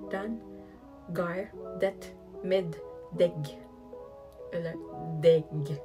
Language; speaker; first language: Norwegian; non-native, fluent; Filipino